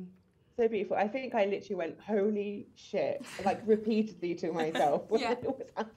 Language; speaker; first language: English; native; English